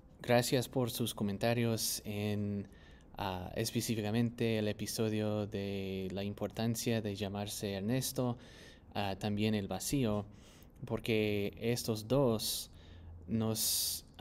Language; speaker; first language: Spanish; non-native, fluent; English